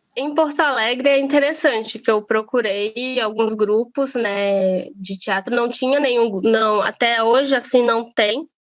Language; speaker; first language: Portuguese; native; Portuguese